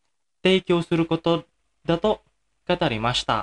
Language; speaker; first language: Japanese; non-native, fluent; Indonesian